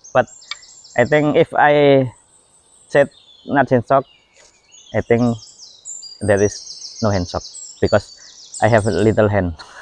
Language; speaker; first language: English; non-native, learner; Indonesian